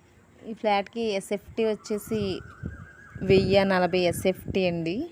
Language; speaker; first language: Telugu; native; Telugu